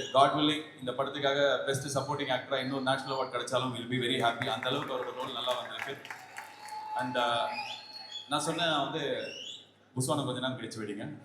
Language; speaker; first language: Tamil; native; Tamil